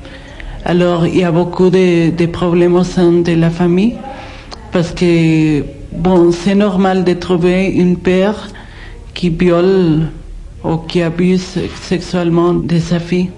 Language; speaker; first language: French; non-native, fluent; Spanish